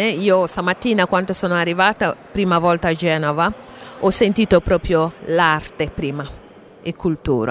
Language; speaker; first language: Italian; non-native, fluent; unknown